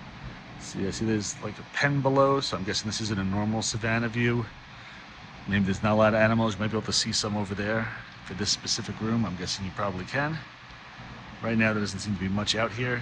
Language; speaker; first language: English; native; English